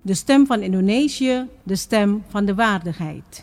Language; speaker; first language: Dutch; non-native, fluent; Indonesian